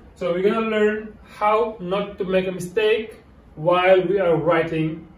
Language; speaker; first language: English; non-native, fluent; Wolof